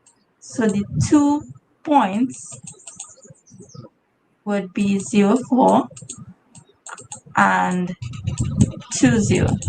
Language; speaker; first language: English; native; English